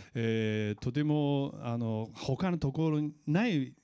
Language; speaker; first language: Japanese; non-native, fluent; Chinese